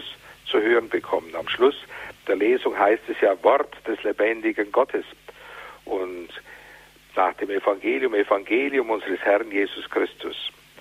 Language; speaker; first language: German; native; German